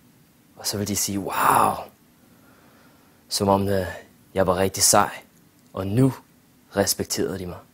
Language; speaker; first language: Danish; early bilingual, other home language; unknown